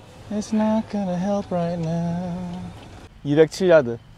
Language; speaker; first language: English; early bilingual, other home language; Korean